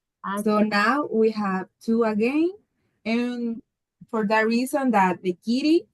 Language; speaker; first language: English; non-native, learner; Spanish